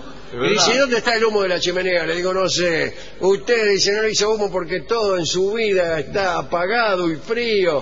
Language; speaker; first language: Spanish; native; Spanish